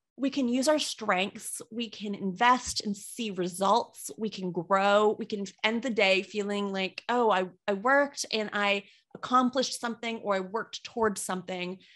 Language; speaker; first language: English; native; English